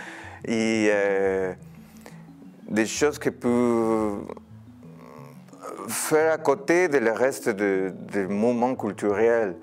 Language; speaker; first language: French; non-native, fluent; Spanish